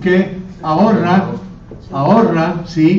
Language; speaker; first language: Spanish; non-native, fluent; English